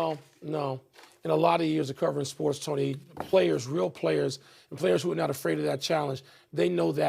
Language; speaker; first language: English; native; English